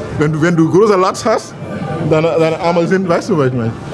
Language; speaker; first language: German; non-native, learner; Wolof